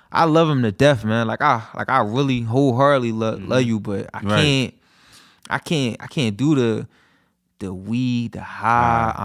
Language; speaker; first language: English; native; English